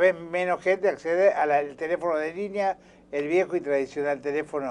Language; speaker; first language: Spanish; native; Spanish